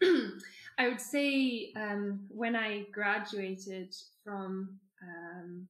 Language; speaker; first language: English; native; English